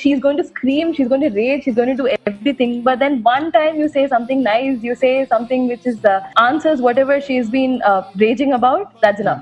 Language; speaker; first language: English; non-native, local second language; Tamil